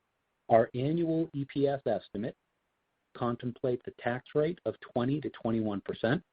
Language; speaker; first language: English; native; English